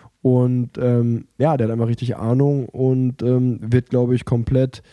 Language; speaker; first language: German; native; German